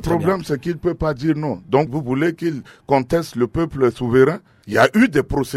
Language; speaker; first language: French; non-native, local second language; Sango